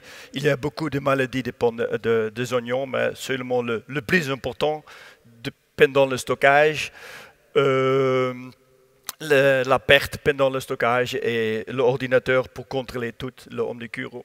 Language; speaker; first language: French; non-native, learner; Dutch